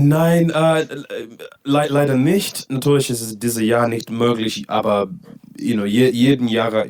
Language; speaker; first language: German; non-native, learner; English